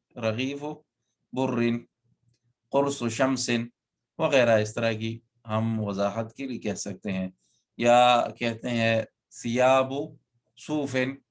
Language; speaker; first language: Urdu; non-native, local second language; Pashto